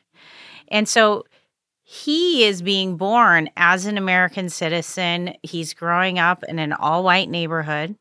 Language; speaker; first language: English; native; English